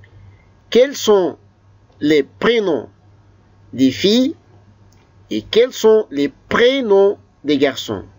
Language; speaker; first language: French; non-native, fluent; Arabic